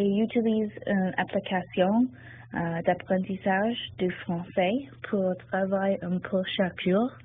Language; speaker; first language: French; non-native, learner; English